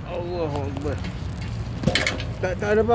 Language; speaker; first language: Malay; native; Malay